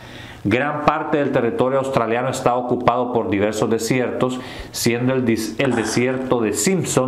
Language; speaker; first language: Spanish; native; Spanish